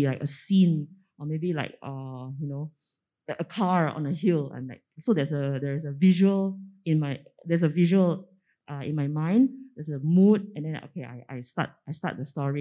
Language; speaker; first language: English; non-native, local second language; Min Nan Chinese